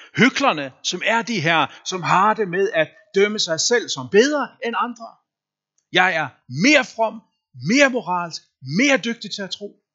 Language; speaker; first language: Danish; non-native, local second language; Faroese